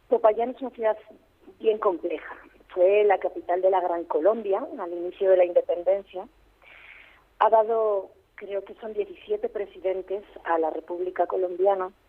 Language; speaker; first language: Spanish; native; Spanish